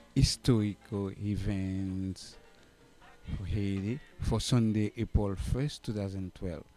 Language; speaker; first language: English; non-native, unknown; Haitian Creole